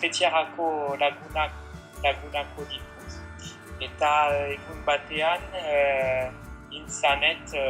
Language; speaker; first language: Basque; non-native, learner; French